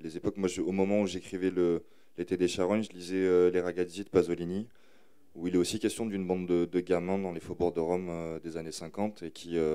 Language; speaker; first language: French; native; French